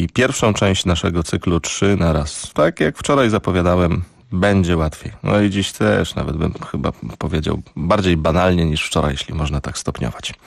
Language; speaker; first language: Polish; native; Polish